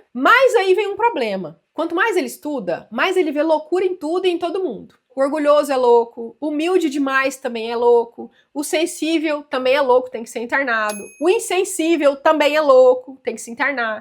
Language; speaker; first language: Portuguese; native; Portuguese